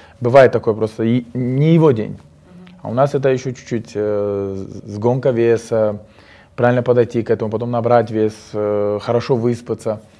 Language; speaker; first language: Russian; non-native, local second language; Uzbek